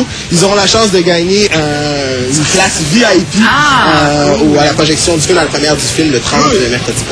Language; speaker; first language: French; native; French